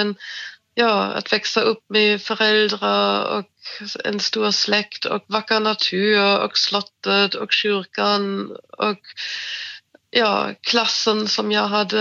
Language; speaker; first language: Swedish; non-native, fluent; German